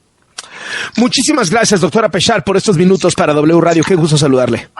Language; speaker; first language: Spanish; native; Spanish